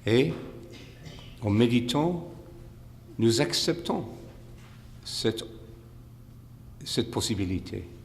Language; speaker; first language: French; non-native, fluent; English